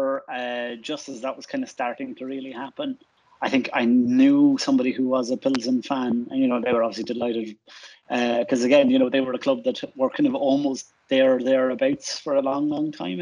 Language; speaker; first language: English; native; English